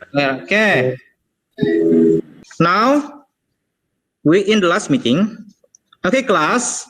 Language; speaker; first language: English; non-native, learner; Indonesian